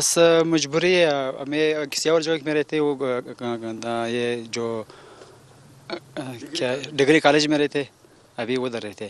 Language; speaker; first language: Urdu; non-native, local second language; Pashto